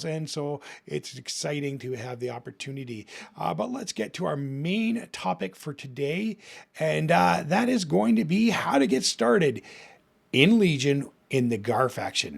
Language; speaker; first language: English; native; English